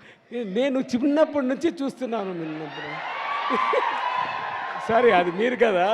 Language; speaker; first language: Telugu; non-native, learner; Tamil